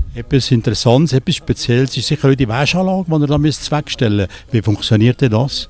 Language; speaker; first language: German; native; German